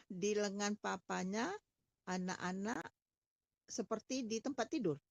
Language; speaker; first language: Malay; non-native, learner; Indonesian